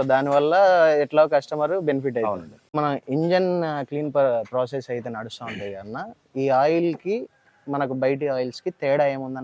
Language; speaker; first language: Telugu; native; Telugu